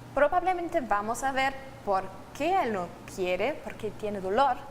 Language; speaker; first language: Spanish; non-native, fluent; German